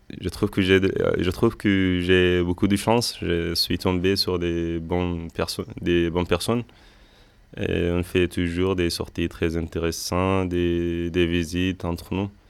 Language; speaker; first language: French; non-native, fluent; Arabic